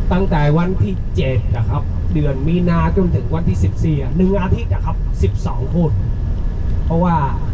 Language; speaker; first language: Thai; non-native, fluent; Vietnamese